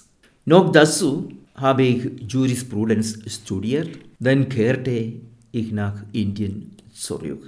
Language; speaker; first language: German; non-native, fluent; Malayalam